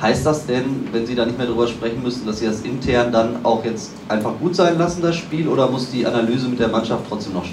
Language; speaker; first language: German; native; German